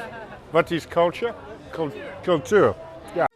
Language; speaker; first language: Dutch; non-native, learner; English